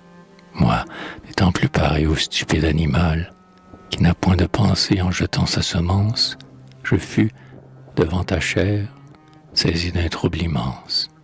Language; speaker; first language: French; native; French